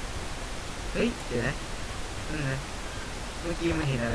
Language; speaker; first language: Thai; native; Thai